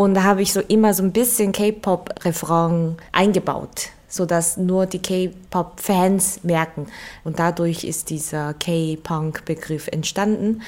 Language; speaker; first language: German; non-native, fluent; Korean